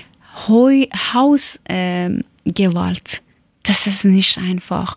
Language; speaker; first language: German; non-native, learner; Persian